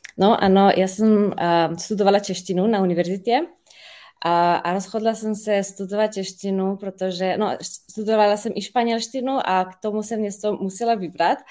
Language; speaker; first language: Czech; non-native, fluent; Slovenian